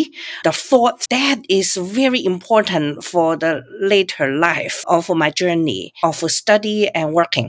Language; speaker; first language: English; non-native, fluent; Cantonese